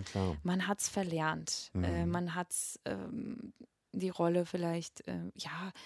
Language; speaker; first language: German; non-native, fluent; Russian